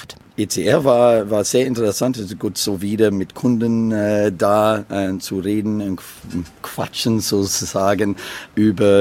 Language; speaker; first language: German; non-native, learner; English